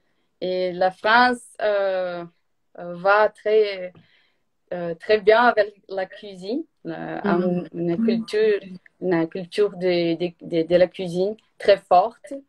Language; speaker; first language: French; non-native, learner; Portuguese